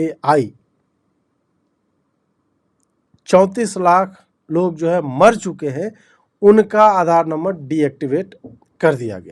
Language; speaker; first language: Hindi; native; Hindi